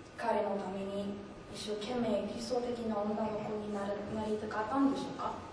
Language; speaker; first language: Japanese; non-native, learner; English